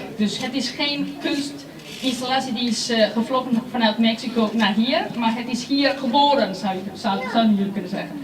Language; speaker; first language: Dutch; non-native, fluent; Spanish